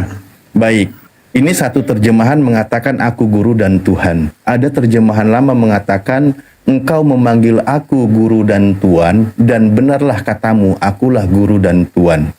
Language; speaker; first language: Indonesian; native; Indonesian